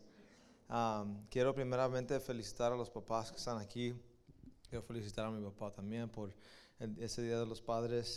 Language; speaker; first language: Spanish; early bilingual, heritage; Spanish